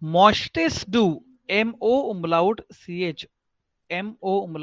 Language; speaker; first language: German; non-native, fluent; Marathi